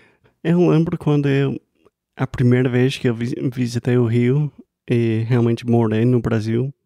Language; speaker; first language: Portuguese; non-native, fluent; English